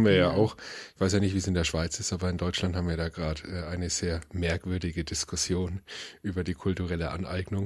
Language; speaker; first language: German; native; German